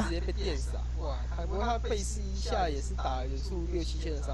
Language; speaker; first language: Chinese; native; Chinese